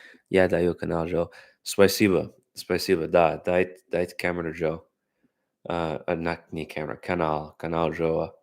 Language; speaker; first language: Russian; non-native, learner; English